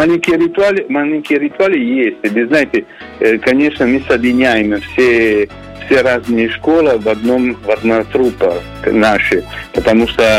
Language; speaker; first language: Russian; non-native, learner; Italian